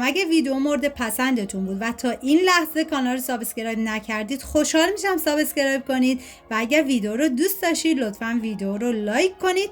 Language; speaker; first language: Persian; native; Persian